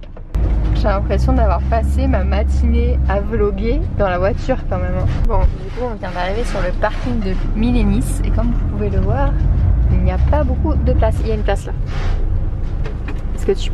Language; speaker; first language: French; native; French